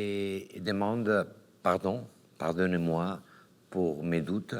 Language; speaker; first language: French; non-native, learner; Catalan